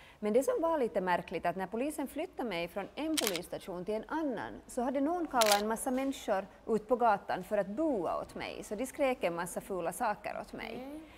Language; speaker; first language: Swedish; native; Swedish